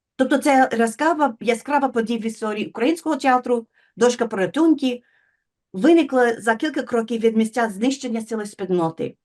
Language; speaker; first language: Ukrainian; non-native, fluent; English